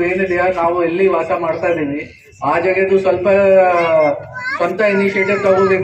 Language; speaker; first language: Kannada; non-native, fluent; Hindi